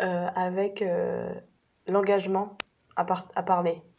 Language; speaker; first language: French; native; French